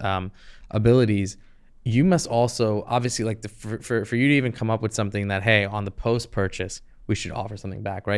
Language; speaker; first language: English; native; English